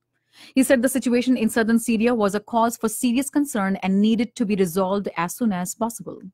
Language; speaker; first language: English; non-native, local second language; Urdu